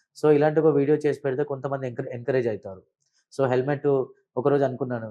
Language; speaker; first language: Telugu; early bilingual, heritage; Telugu